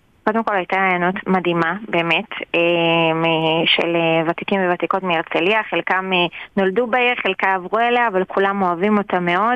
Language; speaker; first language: Hebrew; native; Hebrew